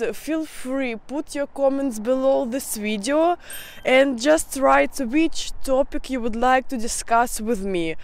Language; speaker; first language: English; non-native, fluent; Russian